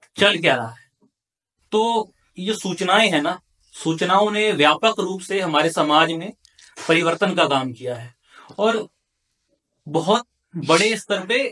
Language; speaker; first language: Hindi; native; Hindi